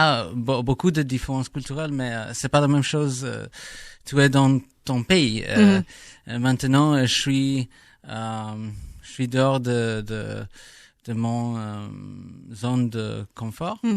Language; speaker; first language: French; non-native, learner; English